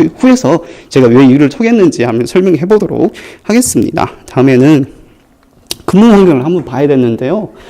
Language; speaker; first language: Korean; non-native, fluent; Chinese